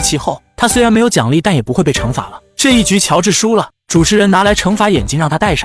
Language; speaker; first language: Chinese; native; Chinese